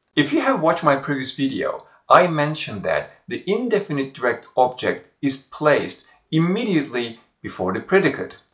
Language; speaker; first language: English; non-native, fluent; Turkish